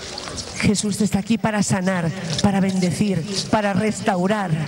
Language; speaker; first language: Spanish; native; Spanish